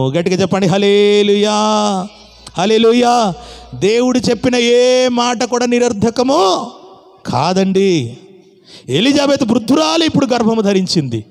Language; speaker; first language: Telugu; non-native, local second language; Odia